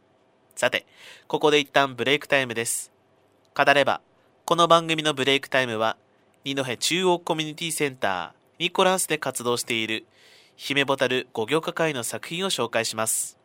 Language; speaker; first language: Japanese; native; Japanese